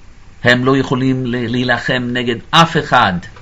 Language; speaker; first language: Hebrew; non-native, fluent; English